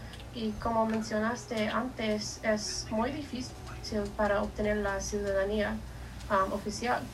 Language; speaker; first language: Spanish; non-native, learner; English